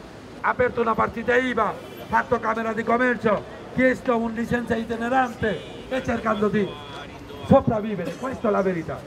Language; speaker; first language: Italian; non-native, fluent; Bangla